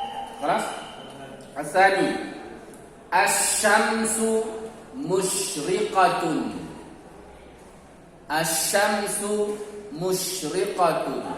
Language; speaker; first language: Arabic; non-native, fluent; Indonesian